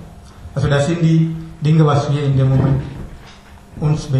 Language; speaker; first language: German; non-native, fluent; Tamil